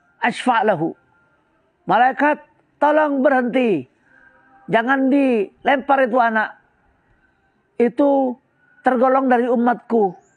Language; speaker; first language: Indonesian; non-native, local second language; Madurese